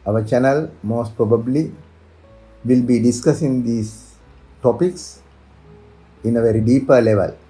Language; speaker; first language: English; non-native, local second language; Sinhala